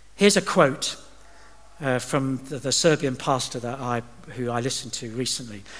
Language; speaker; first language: English; native; English